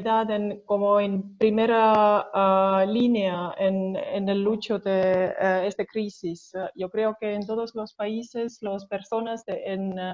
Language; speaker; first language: Spanish; non-native, fluent; Estonian